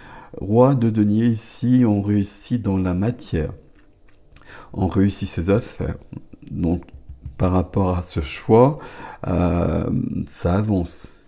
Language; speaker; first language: French; native; French